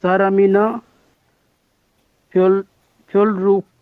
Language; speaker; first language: Korean; non-native, learner; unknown